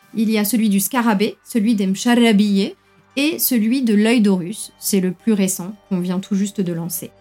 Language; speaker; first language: French; non-native, local second language; Arabic